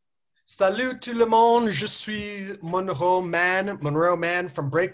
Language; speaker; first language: French; non-native, learner; English